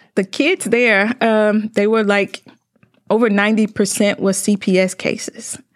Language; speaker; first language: English; native; English